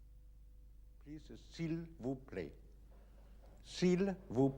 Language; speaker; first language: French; non-native, fluent; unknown